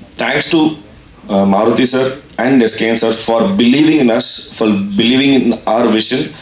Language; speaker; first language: English; non-native, local second language; Tamil